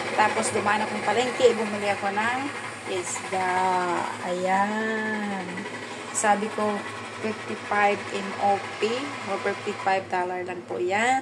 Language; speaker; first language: Filipino; non-native, local second language; Cebuano